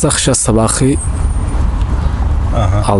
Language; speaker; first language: Kazakh; non-native, learner; Somali